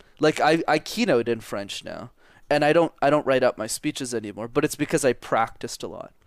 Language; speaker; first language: English; native; English